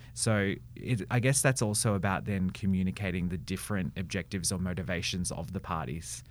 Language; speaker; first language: English; native; English